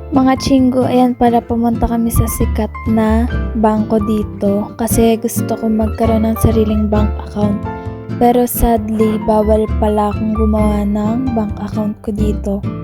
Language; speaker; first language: Filipino; native; Filipino